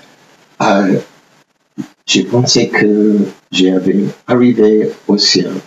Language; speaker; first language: French; non-native, fluent; English